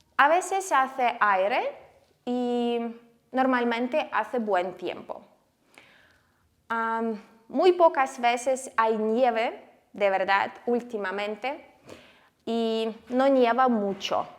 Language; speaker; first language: Spanish; non-native, fluent; Ukrainian